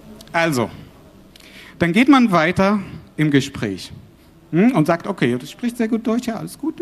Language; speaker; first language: German; non-native, fluent; Arabic